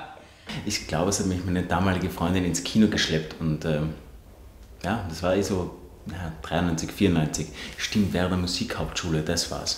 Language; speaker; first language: German; native; German